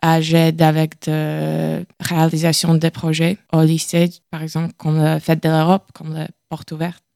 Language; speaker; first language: French; non-native, learner; Latvian